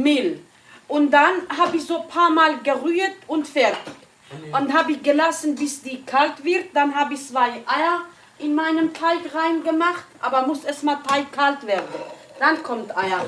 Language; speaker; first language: German; non-native, learner; Kurdish